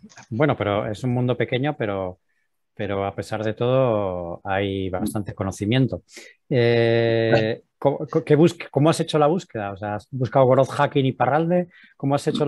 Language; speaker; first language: Spanish; native; Spanish